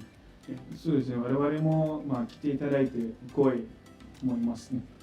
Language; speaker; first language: Japanese; non-native, fluent; Indonesian